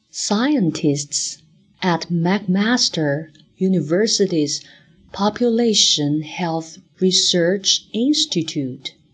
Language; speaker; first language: English; non-native, fluent; Chinese